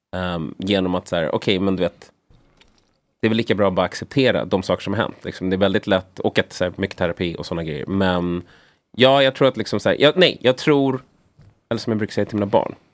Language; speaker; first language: Swedish; native; Swedish